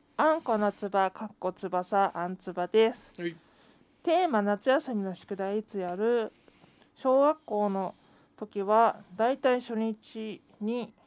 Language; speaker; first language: Japanese; native; Japanese